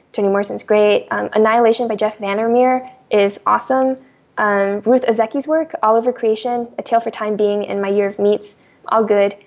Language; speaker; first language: English; early bilingual, other home language; Chinese